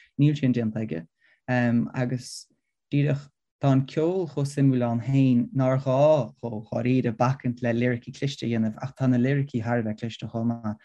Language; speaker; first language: Irish; non-native, local second language; English